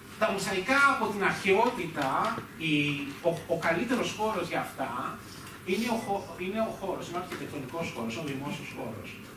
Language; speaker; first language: Greek; native; Greek